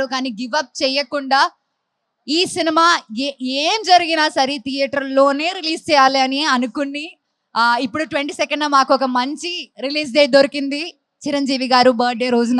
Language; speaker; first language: Telugu; non-native, fluent; Malayalam